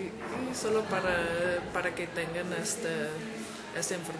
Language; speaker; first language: Spanish; non-native, fluent; English